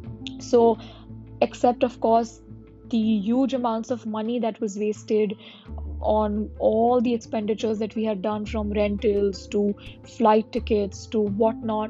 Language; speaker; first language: English; non-native, local second language; Hindi